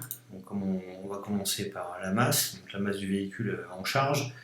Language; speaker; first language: French; native; French